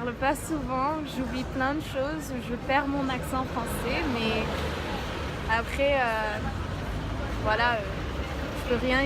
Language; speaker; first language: French; non-native, fluent; Dutch